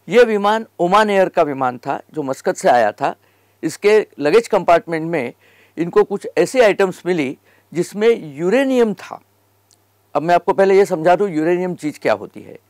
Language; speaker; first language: Hindi; native; Hindi